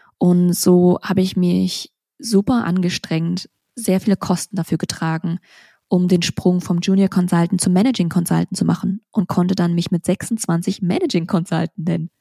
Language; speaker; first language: German; early bilingual, other home language; Vietnamese